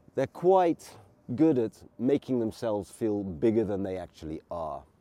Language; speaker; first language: English; native; English